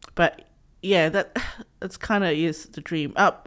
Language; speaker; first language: English; non-native, local second language; Cebuano